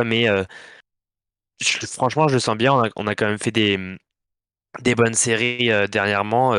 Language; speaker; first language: French; native; French